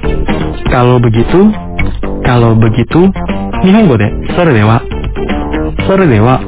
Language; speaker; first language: Japanese; non-native, fluent; Indonesian